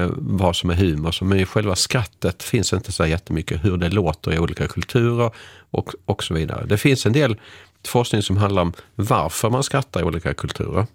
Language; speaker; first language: Swedish; native; Swedish